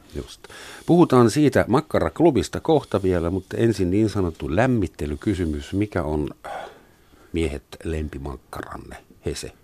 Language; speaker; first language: Finnish; non-native, fluent; German